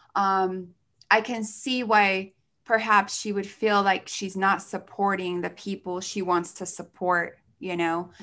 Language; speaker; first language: English; early bilingual, other home language; Spanish